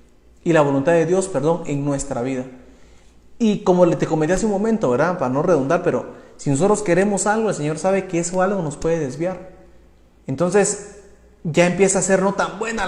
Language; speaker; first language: Spanish; native; Spanish